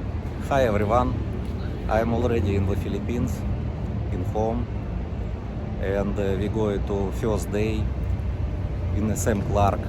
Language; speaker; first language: English; non-native, learner; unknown